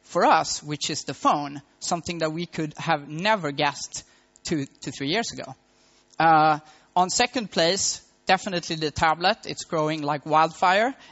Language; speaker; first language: English; non-native, fluent; Swedish